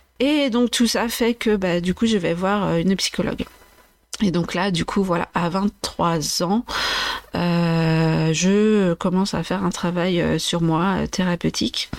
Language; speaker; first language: French; native; French